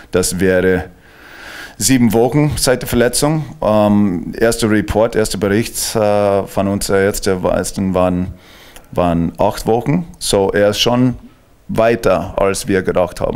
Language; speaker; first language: German; non-native, fluent; English